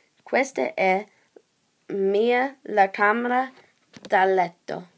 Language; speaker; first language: Italian; non-native, learner; English